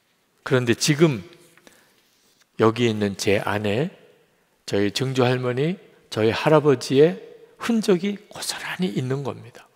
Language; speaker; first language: Korean; native; Korean